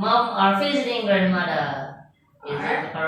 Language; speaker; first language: English; non-native, learner; Indonesian